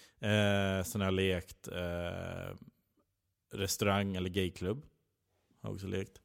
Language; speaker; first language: Swedish; native; Swedish